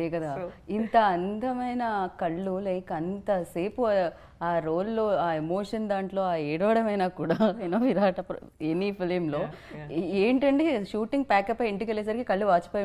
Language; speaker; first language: Telugu; native; Telugu